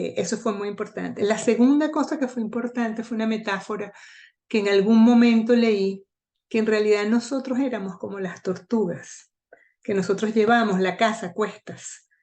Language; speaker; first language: Spanish; native; Spanish